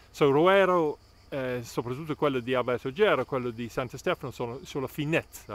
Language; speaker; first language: Italian; non-native, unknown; English